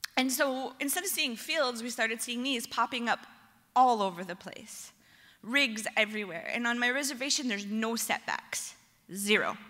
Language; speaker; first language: English; native; English